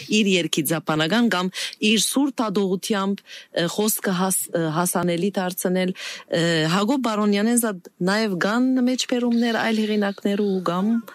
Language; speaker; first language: Armenian; native; Armenian